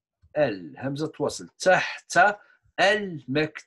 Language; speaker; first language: Arabic; non-native, fluent; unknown